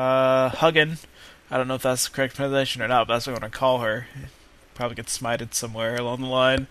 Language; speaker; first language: English; native; English